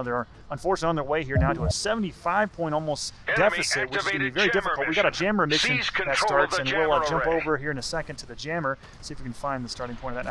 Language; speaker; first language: English; native; English